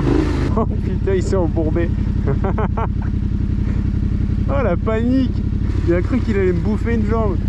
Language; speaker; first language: French; native; French